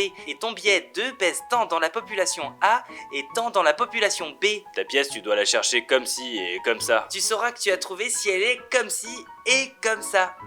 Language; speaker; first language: French; native; French